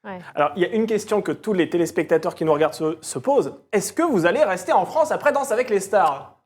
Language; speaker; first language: French; native; French